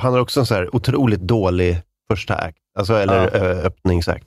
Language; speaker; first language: Swedish; native; Swedish